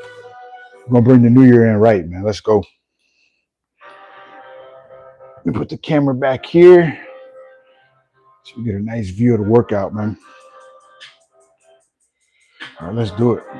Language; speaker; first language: English; native; English